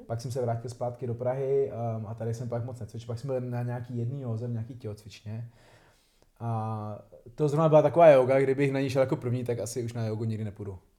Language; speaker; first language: Czech; non-native, fluent; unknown